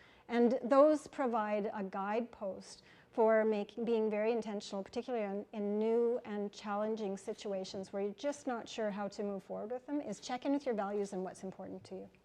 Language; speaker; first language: English; native; English